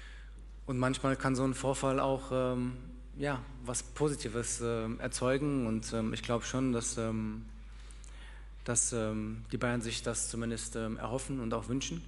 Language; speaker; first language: German; native; German